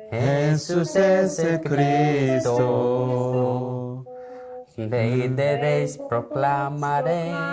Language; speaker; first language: Spanish; non-native, learner; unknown